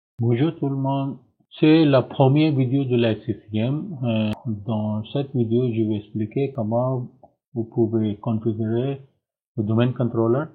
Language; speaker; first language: French; non-native, learner; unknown